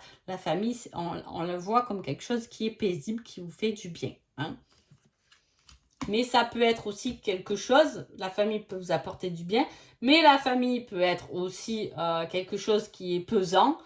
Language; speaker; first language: French; native; French